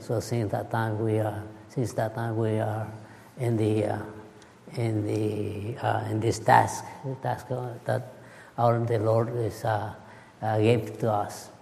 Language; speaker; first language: English; non-native, learner; Spanish